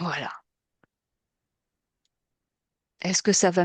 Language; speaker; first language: French; native; French